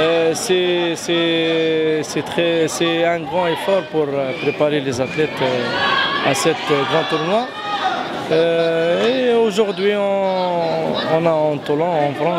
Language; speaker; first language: French; non-native, learner; Arabic